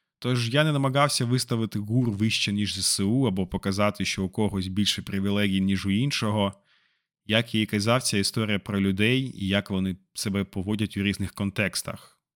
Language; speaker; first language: Ukrainian; non-native, local second language; Russian